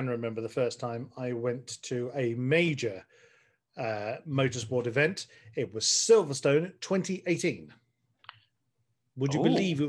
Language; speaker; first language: English; native; English